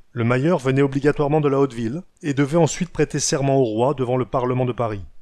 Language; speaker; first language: French; native; French